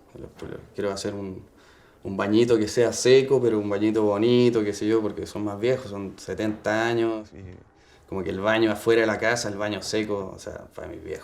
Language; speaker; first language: Spanish; native; Spanish